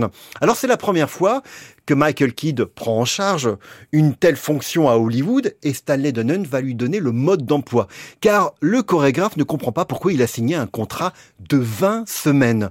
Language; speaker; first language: French; native; French